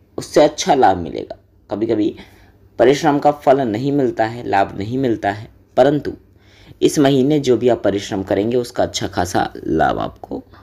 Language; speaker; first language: Hindi; native; Hindi